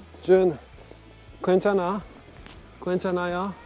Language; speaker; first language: Korean; non-native, learner; Norwegian